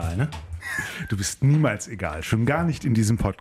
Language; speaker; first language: German; native; German